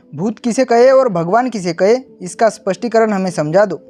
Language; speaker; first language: Hindi; non-native, local second language; Marathi